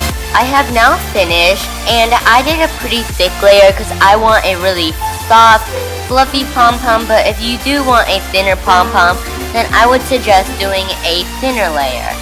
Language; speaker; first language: English; native; English